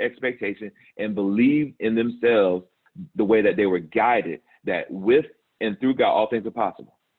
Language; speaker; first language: English; native; English